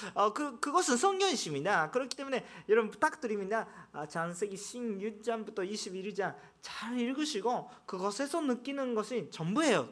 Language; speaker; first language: Korean; non-native, fluent; Japanese